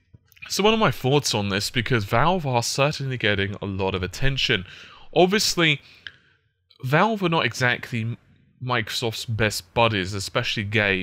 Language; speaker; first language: English; native; English